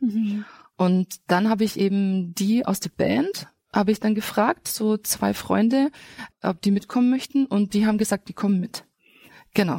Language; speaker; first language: German; native; German